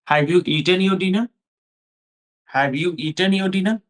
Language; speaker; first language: English; non-native, fluent; Hindi